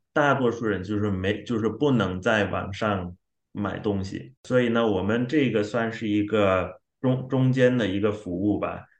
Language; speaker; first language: Chinese; non-native, fluent; Xhosa